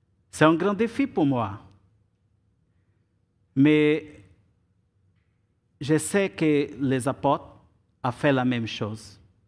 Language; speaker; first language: French; non-native, learner; Portuguese